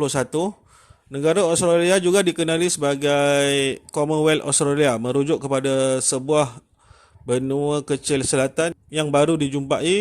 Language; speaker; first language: Malay; native; Malay